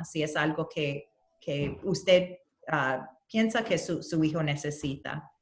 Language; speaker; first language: Spanish; early bilingual, heritage; Spanish